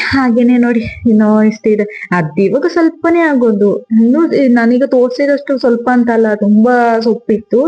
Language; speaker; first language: Kannada; non-native, local second language; Kodava